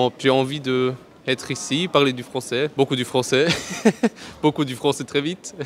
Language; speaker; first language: French; non-native, learner; German